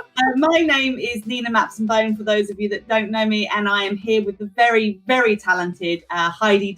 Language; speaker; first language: English; native; English